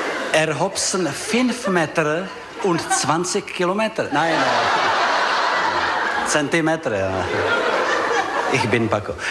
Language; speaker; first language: German; non-native, learner; Czech